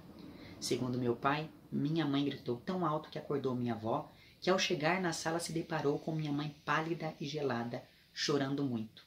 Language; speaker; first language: Portuguese; native; Portuguese